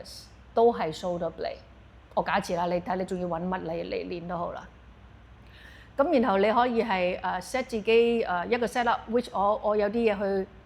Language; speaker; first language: Cantonese; native; Cantonese